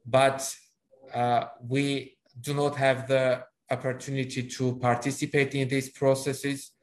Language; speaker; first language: English; non-native, fluent; Armenian